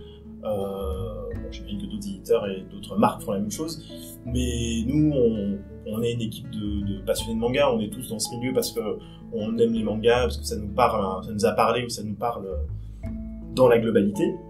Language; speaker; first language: French; native; French